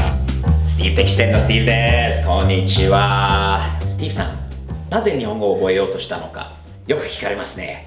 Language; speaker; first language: Japanese; non-native, fluent; English